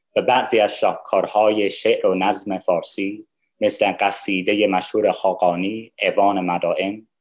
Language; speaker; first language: Persian; non-native, fluent; English